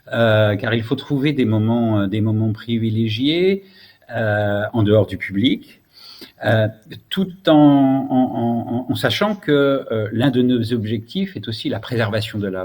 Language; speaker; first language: French; native; French